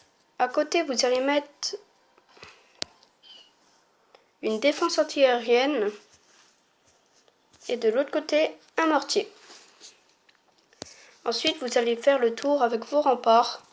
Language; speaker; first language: French; native; French